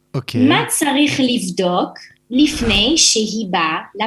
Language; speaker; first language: Hebrew; non-native, fluent; French